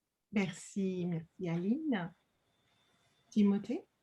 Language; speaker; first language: French; native; French